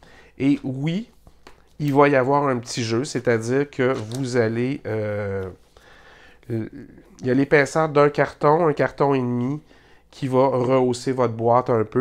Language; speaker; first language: French; native; French